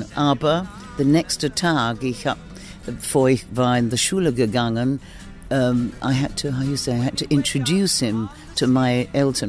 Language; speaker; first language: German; non-native, learner; English